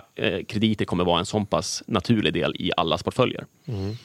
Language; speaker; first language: Swedish; native; Swedish